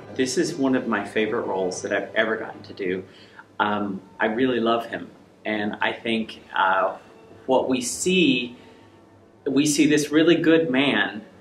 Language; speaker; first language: English; native; English